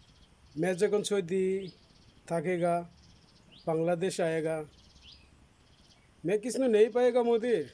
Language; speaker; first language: Hindi; non-native, learner; Bangla